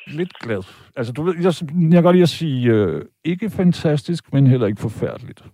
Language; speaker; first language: Danish; native; Danish